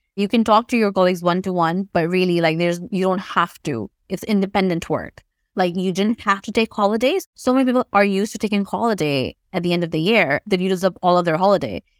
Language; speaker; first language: English; non-native, local second language; Urdu